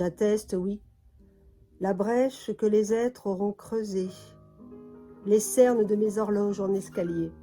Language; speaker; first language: French; native; French